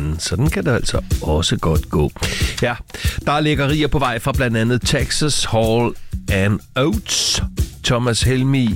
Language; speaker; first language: Danish; native; Danish